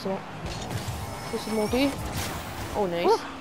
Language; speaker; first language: French; native; French